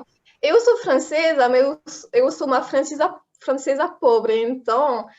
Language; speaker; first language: Portuguese; non-native, fluent; French